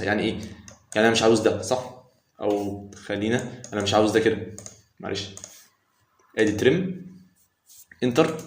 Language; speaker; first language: Arabic; native; Arabic